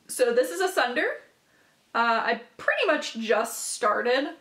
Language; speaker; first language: English; native; English